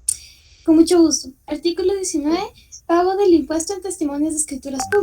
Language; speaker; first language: Spanish; native; Spanish